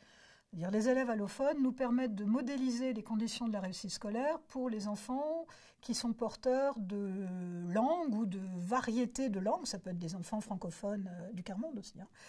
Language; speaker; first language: French; native; French